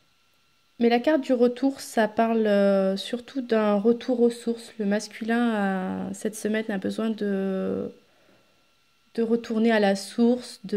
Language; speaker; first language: French; native; French